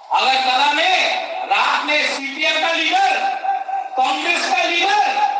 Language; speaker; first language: Hindi; non-native, local second language; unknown